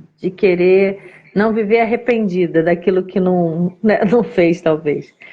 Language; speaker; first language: Portuguese; native; Portuguese